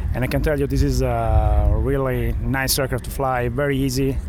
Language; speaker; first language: English; non-native, fluent; Italian